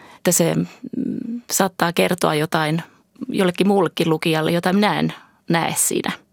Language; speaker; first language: Finnish; early bilingual, heritage; Finnish